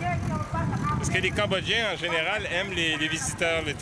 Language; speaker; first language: French; native; French